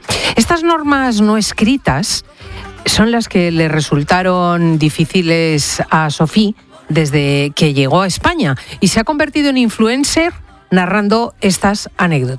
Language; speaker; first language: Spanish; native; Spanish